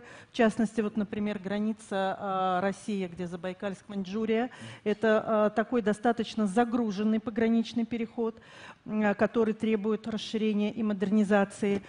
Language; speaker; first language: Russian; native; Russian